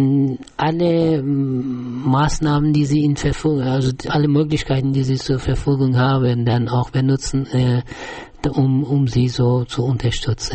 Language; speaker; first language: German; non-native, fluent; Persian